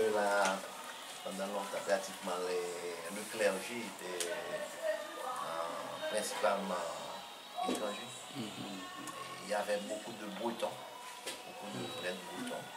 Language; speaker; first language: French; non-native, local second language; Haitian Creole